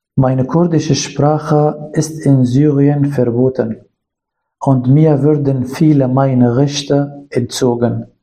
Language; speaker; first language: German; non-native, learner; Kurdish